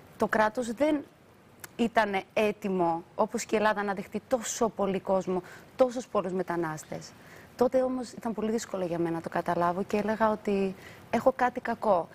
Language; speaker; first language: Greek; early bilingual, other home language; Albanian